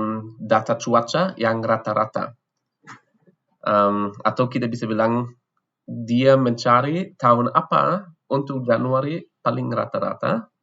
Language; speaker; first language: Indonesian; non-native, fluent; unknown